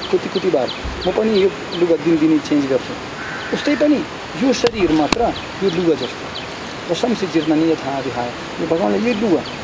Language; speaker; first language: Nepali; non-native, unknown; Russian